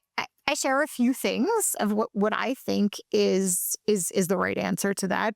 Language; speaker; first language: English; native; English